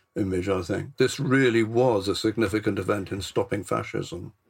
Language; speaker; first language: English; native; English